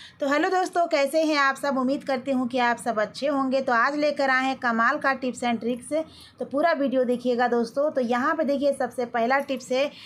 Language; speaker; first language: Hindi; native; Hindi